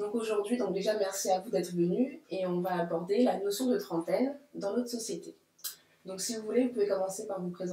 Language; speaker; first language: French; native; French